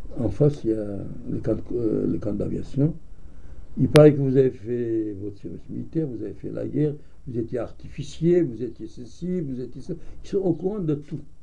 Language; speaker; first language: French; non-native, fluent; Armenian